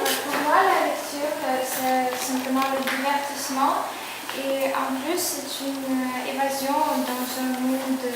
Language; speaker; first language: French; non-native, learner; Ukrainian